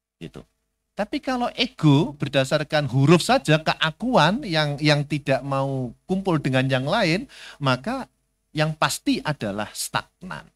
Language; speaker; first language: Indonesian; native; Indonesian